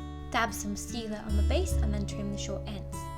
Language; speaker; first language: English; native; English